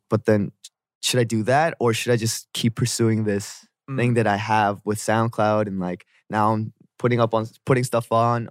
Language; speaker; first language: English; early bilingual, other home language; Korean